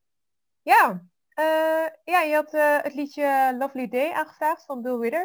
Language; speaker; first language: Dutch; native; Dutch